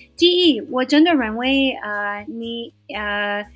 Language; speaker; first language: Chinese; non-native, fluent; English